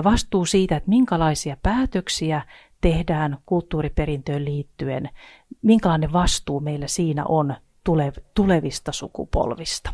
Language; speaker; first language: Finnish; native; Finnish